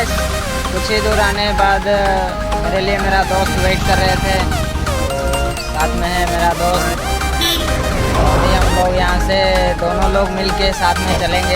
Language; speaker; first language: Hindi; native; Hindi